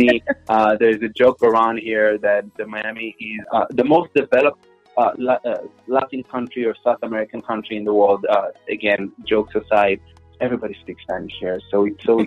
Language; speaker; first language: English; non-native, fluent; Hebrew